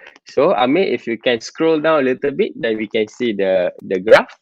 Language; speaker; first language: English; non-native, local second language; Malay